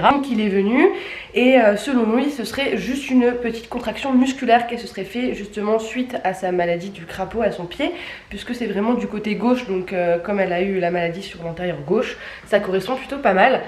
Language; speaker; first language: French; native; French